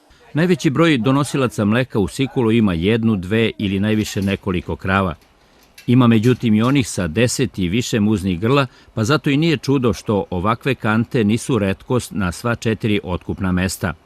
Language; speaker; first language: Serbian; native; Serbian